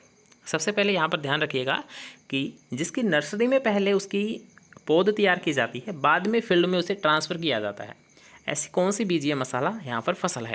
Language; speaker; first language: Hindi; native; Hindi